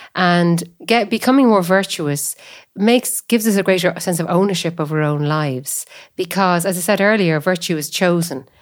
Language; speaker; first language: English; native; English